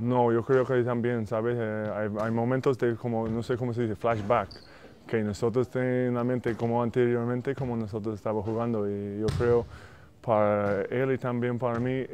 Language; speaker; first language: Spanish; non-native, fluent; English